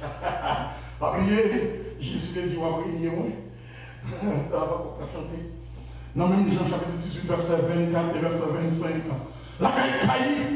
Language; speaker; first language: French; non-native, local second language; Haitian Creole